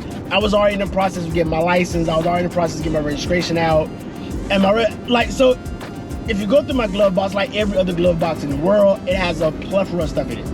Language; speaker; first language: English; native; English